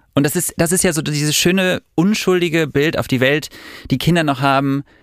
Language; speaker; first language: German; native; German